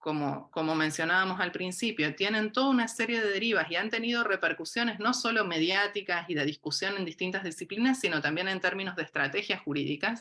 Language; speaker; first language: Spanish; native; Spanish